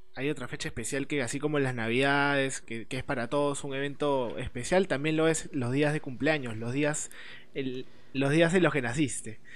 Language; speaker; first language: Spanish; native; Spanish